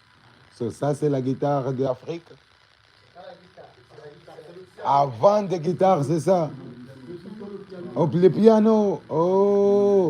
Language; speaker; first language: French; non-native, learner; Portuguese